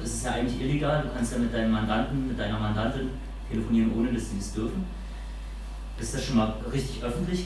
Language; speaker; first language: German; native; German